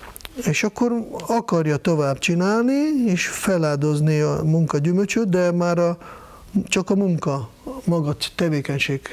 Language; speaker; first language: Hungarian; non-native, fluent; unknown